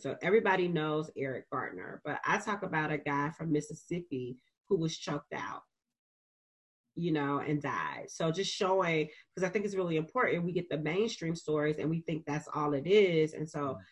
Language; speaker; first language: English; native; English